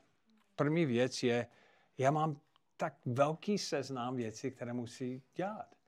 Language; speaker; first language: Czech; non-native, fluent; English